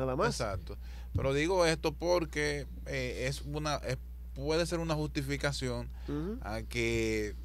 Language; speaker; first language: Spanish; native; Spanish